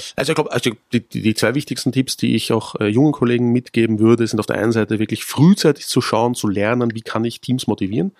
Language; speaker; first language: German; native; German